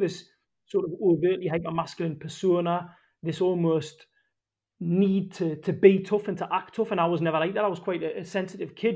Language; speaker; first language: English; native; English